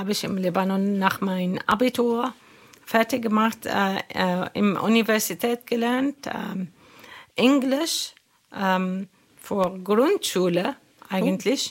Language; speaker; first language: German; non-native, learner; Arabic